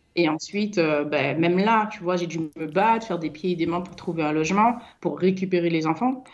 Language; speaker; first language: French; native; French